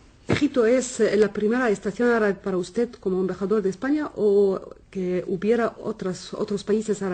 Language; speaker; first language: Spanish; non-native, fluent; Arabic